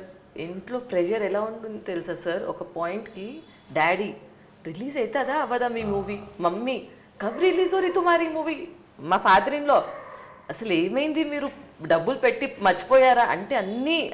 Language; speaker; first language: Telugu; non-native, local second language; Hindi